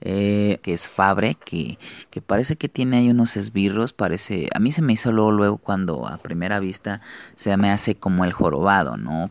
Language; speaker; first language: Spanish; native; Spanish